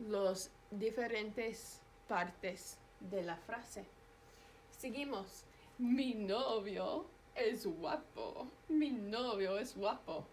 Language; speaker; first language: Spanish; non-native, fluent; English